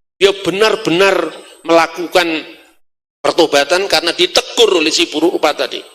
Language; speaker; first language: Indonesian; non-native, local second language; Javanese